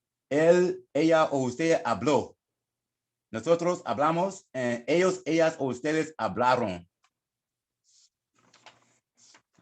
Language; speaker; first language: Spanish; non-native, learner; English